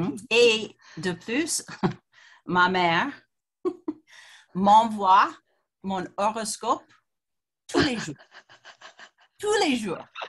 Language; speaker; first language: French; non-native, fluent; English